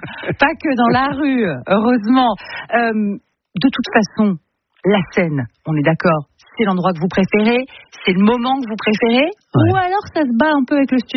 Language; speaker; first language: French; native; French